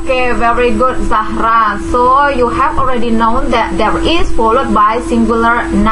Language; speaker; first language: English; non-native, fluent; Indonesian